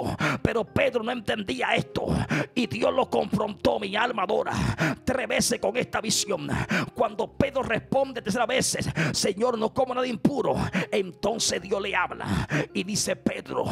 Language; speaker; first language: Spanish; native; Spanish